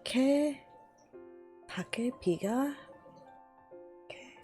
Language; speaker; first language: Korean; non-native, learner; English